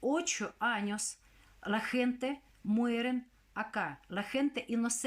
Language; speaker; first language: Spanish; non-native, learner; Russian